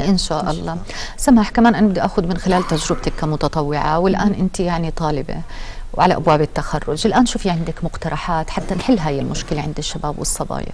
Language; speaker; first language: Arabic; native; Arabic